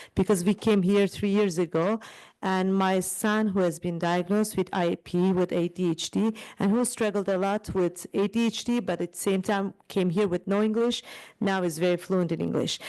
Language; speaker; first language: English; non-native, fluent; Turkish